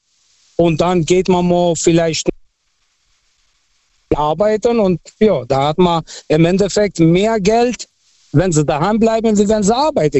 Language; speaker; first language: German; early bilingual, other home language; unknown